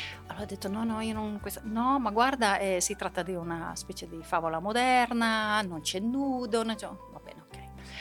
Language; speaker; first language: Italian; non-native, fluent; Dutch